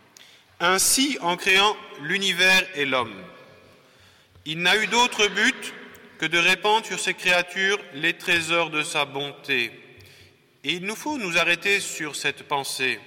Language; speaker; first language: French; native; French